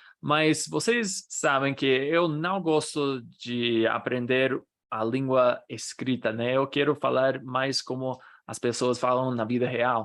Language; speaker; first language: Portuguese; non-native, fluent; English